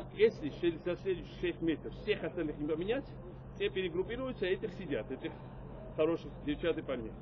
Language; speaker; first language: Russian; non-native, local second language; Georgian